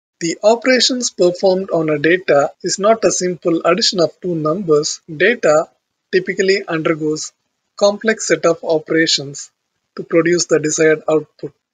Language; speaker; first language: English; non-native, local second language; Tamil